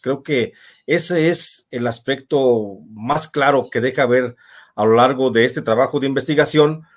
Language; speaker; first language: Spanish; native; Spanish